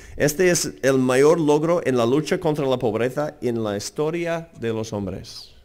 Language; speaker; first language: Spanish; non-native, fluent; English